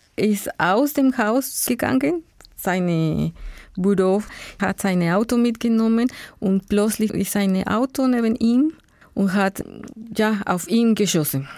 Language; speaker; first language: German; non-native, learner; Spanish